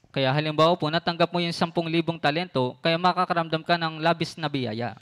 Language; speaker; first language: Filipino; native; Filipino